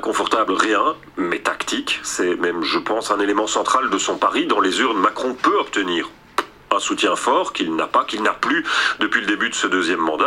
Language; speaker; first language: French; native; French